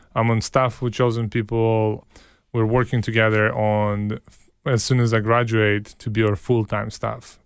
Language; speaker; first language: English; early bilingual, other home language; Hebrew